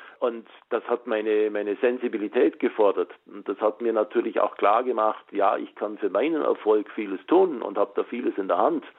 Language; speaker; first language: German; native; German